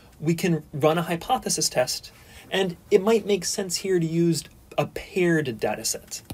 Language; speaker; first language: English; native; English